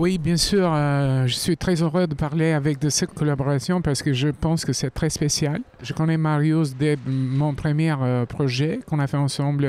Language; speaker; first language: French; non-native, fluent; Albanian